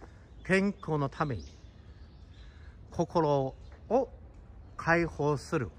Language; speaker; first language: Japanese; non-native, fluent; Chinese